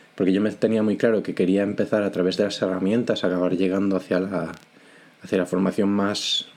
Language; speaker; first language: Spanish; native; Spanish